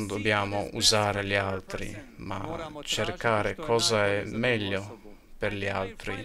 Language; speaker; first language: Italian; non-native, fluent; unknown